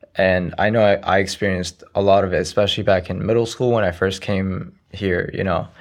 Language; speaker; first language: English; early bilingual, other home language; Arabic